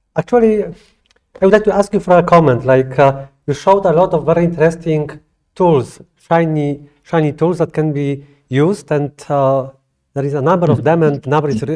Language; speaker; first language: English; non-native, fluent; Polish